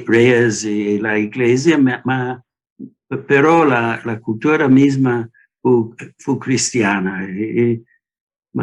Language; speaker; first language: Spanish; non-native, learner; English